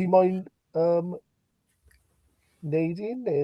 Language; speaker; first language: Welsh; native; Welsh